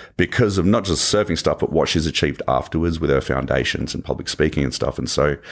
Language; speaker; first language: English; native; English